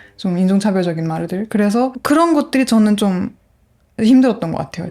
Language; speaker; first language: Korean; non-native, fluent; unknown